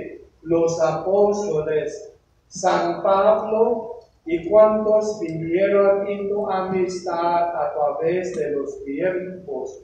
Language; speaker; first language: Spanish; non-native, learner; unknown